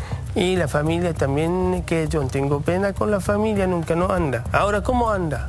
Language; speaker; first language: Spanish; non-native, learner; Arabic